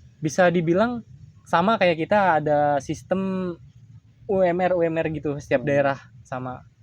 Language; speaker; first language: Indonesian; native; Indonesian